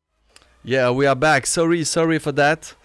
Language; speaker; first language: English; non-native, learner; French